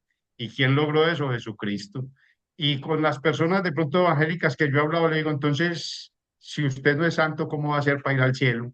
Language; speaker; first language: Spanish; native; Spanish